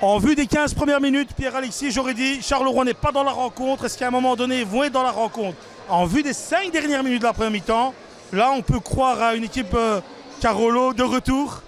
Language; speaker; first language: French; native; French